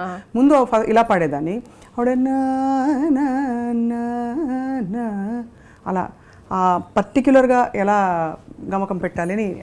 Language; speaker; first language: Telugu; native; Telugu